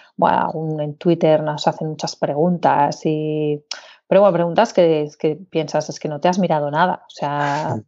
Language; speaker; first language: Spanish; native; Spanish